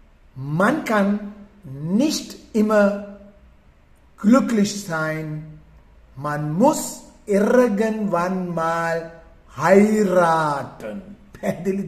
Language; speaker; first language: German; non-native, fluent; Sinhala